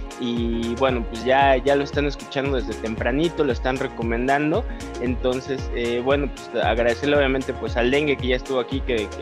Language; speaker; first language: Spanish; native; Spanish